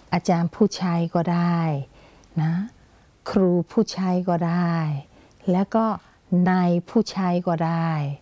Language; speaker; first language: Thai; non-native, fluent; Burmese